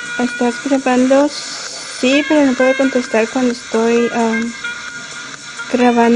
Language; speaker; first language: Spanish; early bilingual, heritage; Spanish